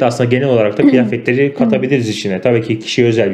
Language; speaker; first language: Turkish; native; Turkish